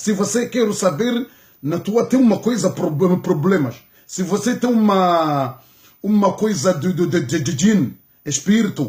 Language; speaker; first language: Portuguese; non-native, learner; Comorian